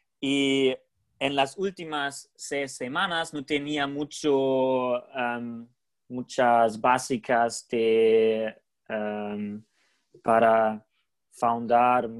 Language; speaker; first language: Spanish; non-native, learner; German